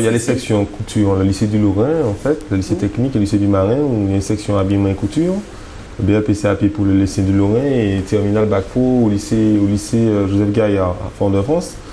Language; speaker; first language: French; native; French